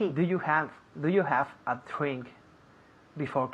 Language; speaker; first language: English; non-native, learner; Spanish